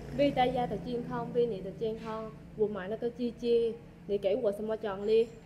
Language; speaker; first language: Chinese; non-native, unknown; Vietnamese